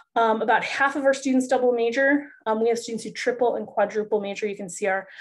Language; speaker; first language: English; native; English